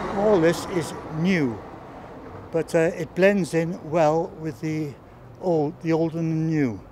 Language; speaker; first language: English; native; English